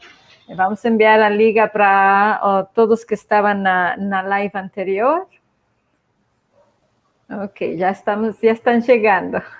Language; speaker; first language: Portuguese; non-native, fluent; Spanish